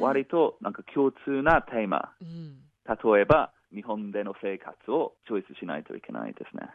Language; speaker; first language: Japanese; non-native, fluent; English